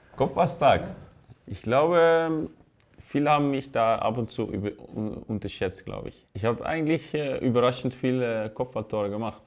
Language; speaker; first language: German; non-native, fluent; Dutch